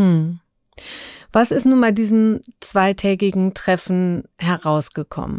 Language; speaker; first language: German; native; German